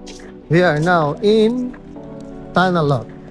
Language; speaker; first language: English; non-native, local second language; Filipino